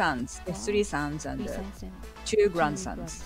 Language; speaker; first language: English; non-native, learner; Japanese